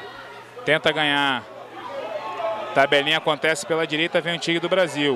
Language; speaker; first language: Portuguese; native; Portuguese